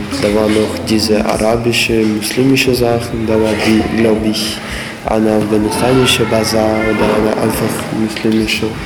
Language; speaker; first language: German; non-native, learner; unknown